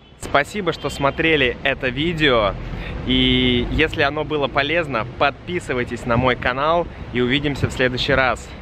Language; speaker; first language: Russian; native; Russian